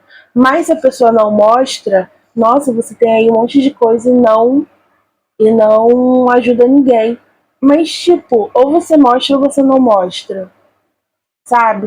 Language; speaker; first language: Portuguese; native; Portuguese